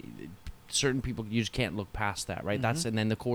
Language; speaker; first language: English; native; English